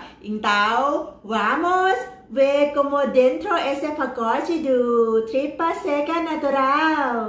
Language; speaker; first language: Portuguese; non-native, learner; Thai